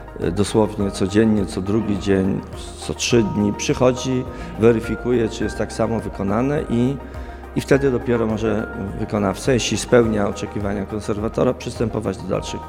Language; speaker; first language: Polish; native; Polish